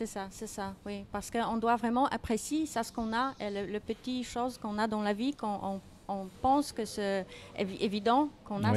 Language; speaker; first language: French; non-native, fluent; Polish